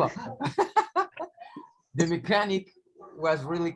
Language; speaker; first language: English; non-native, learner; Spanish